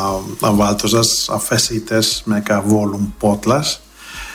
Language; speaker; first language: Hungarian; non-native, learner; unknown